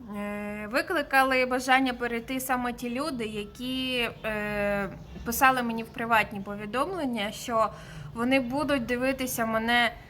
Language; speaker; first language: Ukrainian; native; Ukrainian